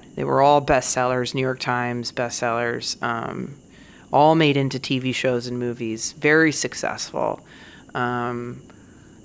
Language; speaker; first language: English; native; English